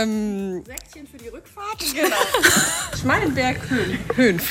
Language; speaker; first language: German; native; German